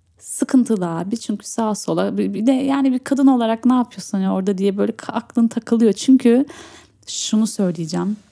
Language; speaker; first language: Turkish; early bilingual, heritage; Turkish